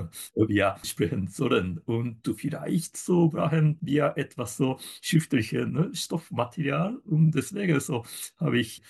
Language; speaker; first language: German; non-native, fluent; Japanese